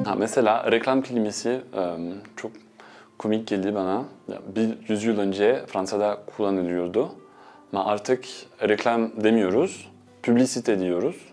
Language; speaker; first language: Turkish; non-native, fluent; French